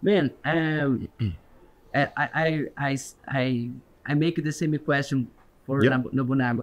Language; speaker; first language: English; non-native, learner; Portuguese